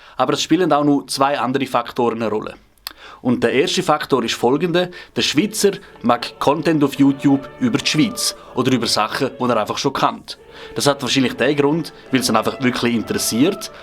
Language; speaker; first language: German; non-native, local second language; Romansh